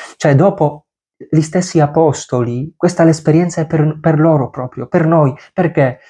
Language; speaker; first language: Italian; non-native, fluent; Polish